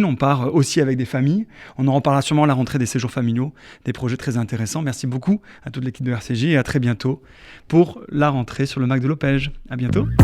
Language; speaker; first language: French; native; French